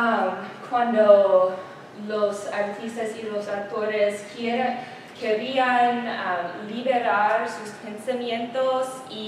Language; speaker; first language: Spanish; non-native, learner; English